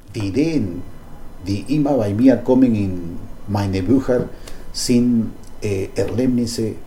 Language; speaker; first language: German; non-native, fluent; Spanish